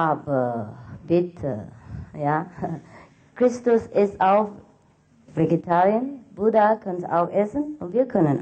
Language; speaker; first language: German; non-native, fluent; Vietnamese